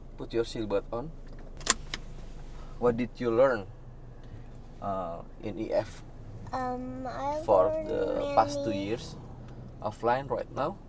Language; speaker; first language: English; non-native, fluent; Indonesian